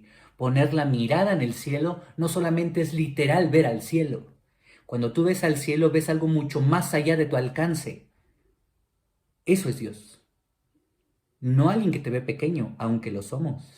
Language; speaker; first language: Spanish; native; Spanish